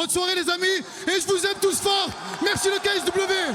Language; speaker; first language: French; native; French